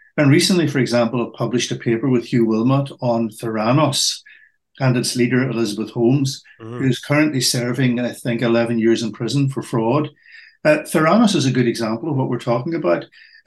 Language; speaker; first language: English; native; English